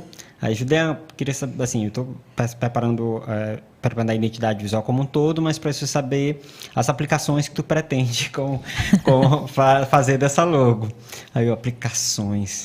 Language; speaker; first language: Portuguese; native; Portuguese